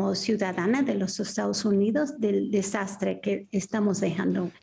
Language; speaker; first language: Spanish; early bilingual, heritage; Spanish